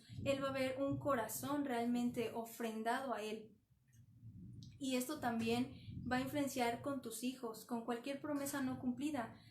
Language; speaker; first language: Spanish; native; Spanish